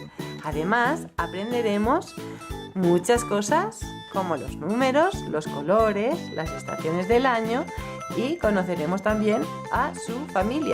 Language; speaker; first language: Spanish; native; Spanish